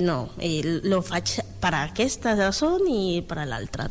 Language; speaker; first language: Catalan; non-native, learner; Spanish